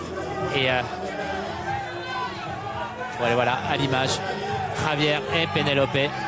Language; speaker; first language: French; native; French